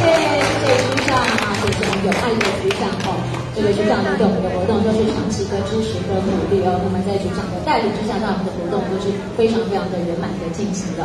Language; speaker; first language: Chinese; native; Chinese